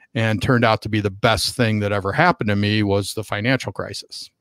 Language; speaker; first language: English; native; English